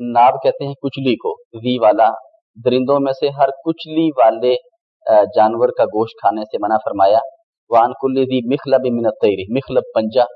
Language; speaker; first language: Urdu; native; Urdu